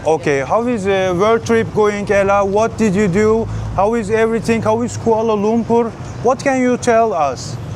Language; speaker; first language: English; non-native, learner; Turkish